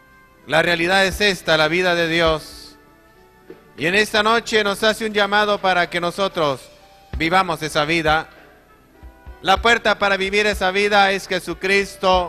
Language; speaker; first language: Spanish; native; Spanish